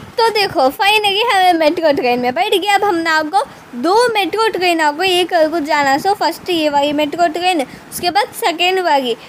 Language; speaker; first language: Hindi; non-native, local second language; Urdu